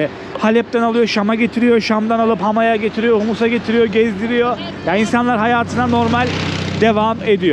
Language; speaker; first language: Turkish; native; Turkish